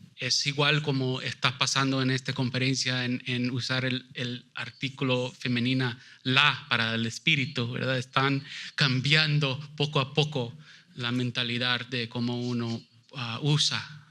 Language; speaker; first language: Spanish; early bilingual, other home language; English